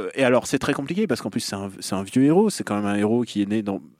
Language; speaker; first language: French; non-native, fluent; Russian